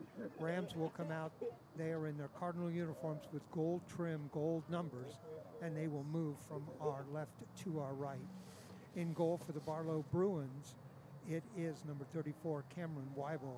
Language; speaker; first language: English; native; English